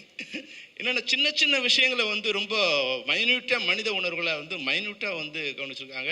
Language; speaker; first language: Tamil; native; Tamil